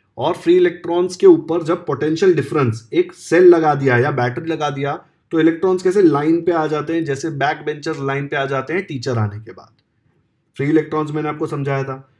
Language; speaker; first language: Hindi; non-native, local second language; Marathi